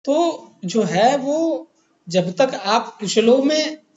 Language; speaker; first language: Hindi; non-native, local second language; Marathi